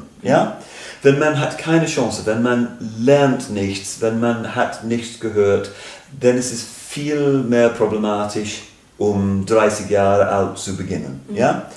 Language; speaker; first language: German; non-native, fluent; English